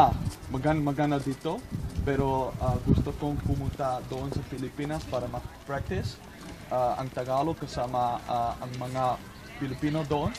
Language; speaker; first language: Filipino; non-native, learner; Dutch